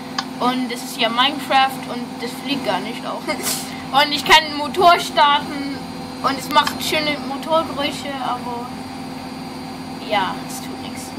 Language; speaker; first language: German; non-native, fluent; English